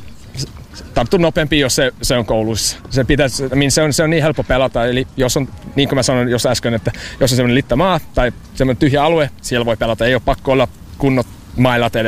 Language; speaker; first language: Finnish; non-native, fluent; English